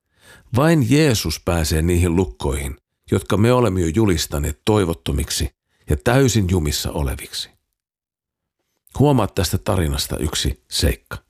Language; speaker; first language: Finnish; native; Finnish